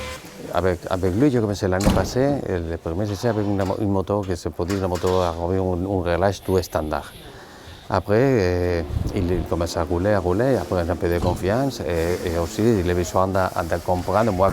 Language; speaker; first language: French; non-native, learner; Spanish